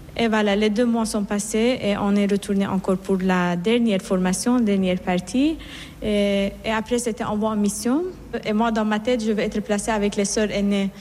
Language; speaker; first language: French; non-native, fluent; Persian